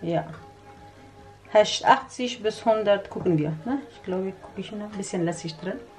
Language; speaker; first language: German; non-native, learner; Central Kurdish